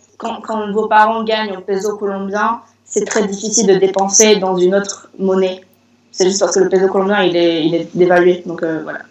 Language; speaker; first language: French; non-native, fluent; Spanish